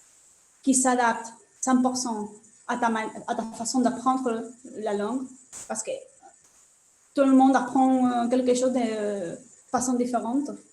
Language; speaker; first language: French; non-native, learner; Spanish